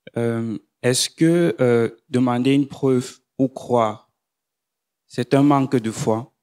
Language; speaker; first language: French; non-native, fluent; English